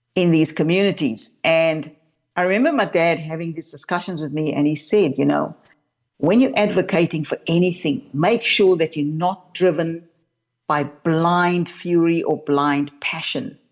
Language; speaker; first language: English; native; English